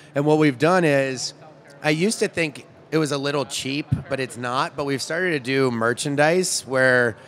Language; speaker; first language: English; native; English